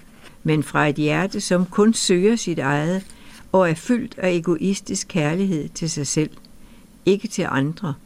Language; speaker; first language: Danish; native; Danish